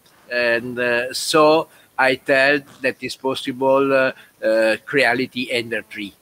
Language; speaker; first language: English; non-native, learner; Italian